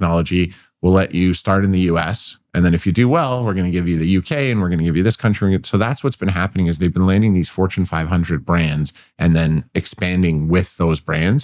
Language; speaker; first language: English; native; English